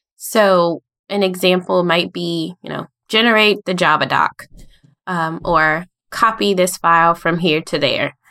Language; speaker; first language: English; native; English